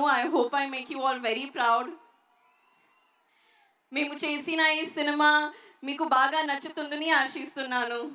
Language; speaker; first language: Telugu; non-native, learner; Hindi